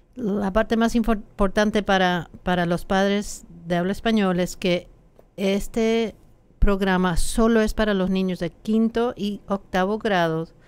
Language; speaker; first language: Spanish; non-native, fluent; English